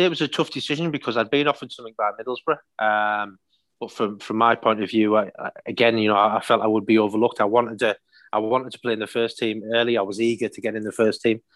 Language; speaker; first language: English; native; English